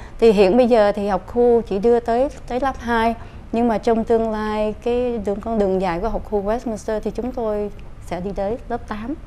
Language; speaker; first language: Vietnamese; native; Vietnamese